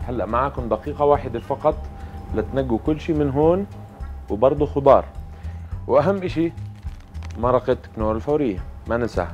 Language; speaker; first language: Arabic; native; Arabic